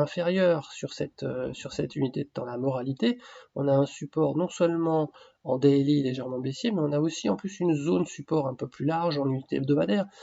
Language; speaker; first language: French; native; French